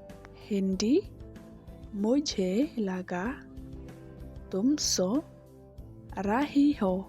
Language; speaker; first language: Hindi; non-native, local second language; Khasi